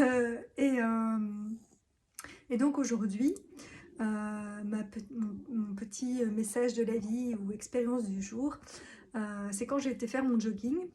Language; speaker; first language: French; native; French